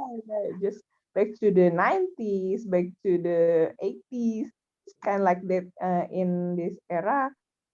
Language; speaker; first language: English; non-native, learner; Indonesian